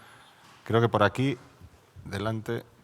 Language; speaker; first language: Spanish; native; Spanish